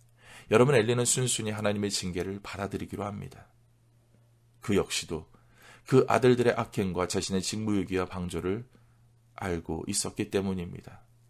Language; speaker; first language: Korean; native; Korean